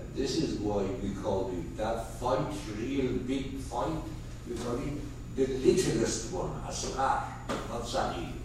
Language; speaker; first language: English; non-native, fluent; Persian